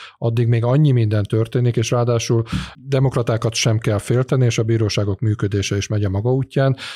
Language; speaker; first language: Hungarian; native; Hungarian